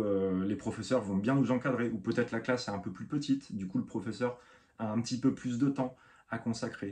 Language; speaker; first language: French; native; French